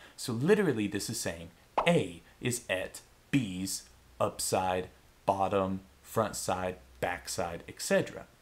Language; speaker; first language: English; native; English